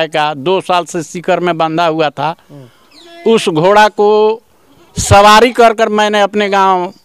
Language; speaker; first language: Hindi; native; Hindi